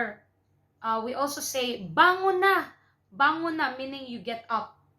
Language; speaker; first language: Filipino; non-native, local second language; Cebuano